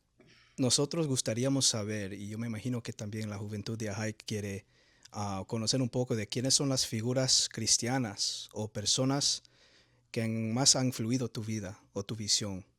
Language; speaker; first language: Spanish; early bilingual, heritage; Spanish